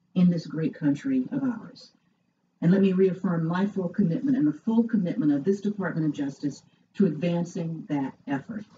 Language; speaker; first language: English; native; English